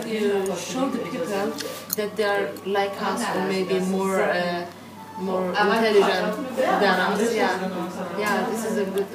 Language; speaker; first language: English; non-native, fluent; Persian